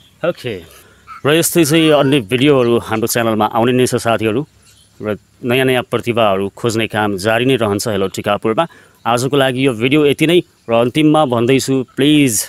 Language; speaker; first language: Nepali; native; Nepali